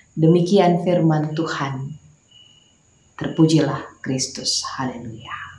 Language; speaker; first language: Indonesian; native; Indonesian